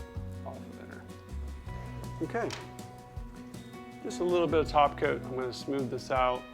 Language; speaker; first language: English; native; English